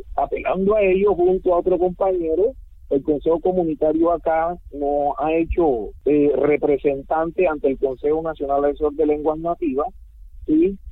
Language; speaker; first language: Spanish; non-native, local second language; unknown